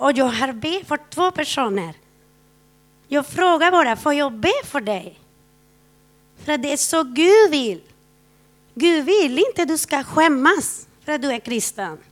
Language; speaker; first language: Swedish; non-native, fluent; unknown